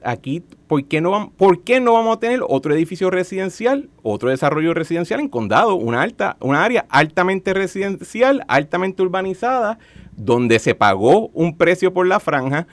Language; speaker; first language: Spanish; native; Spanish